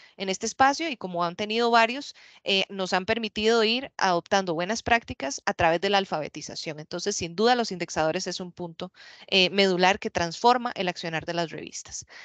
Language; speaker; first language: Spanish; native; Spanish